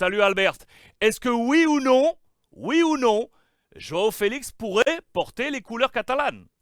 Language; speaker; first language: French; native; French